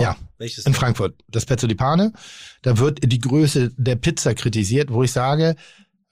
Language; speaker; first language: German; native; German